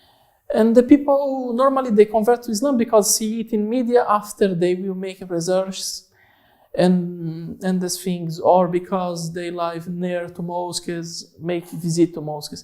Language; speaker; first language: English; non-native, learner; Portuguese